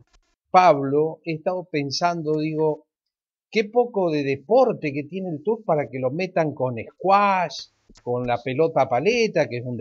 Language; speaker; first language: Spanish; native; Spanish